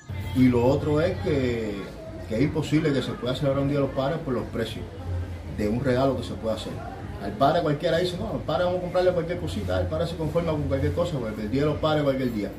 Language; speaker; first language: Spanish; native; Spanish